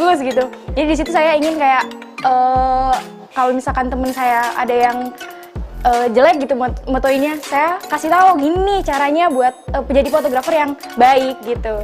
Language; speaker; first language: Indonesian; native; Indonesian